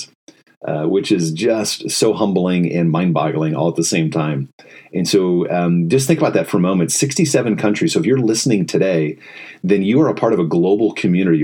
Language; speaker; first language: English; native; English